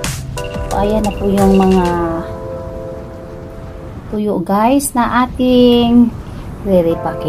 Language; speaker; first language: Filipino; non-native, local second language; Cebuano